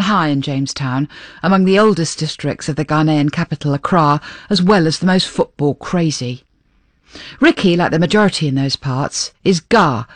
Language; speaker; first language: English; native; English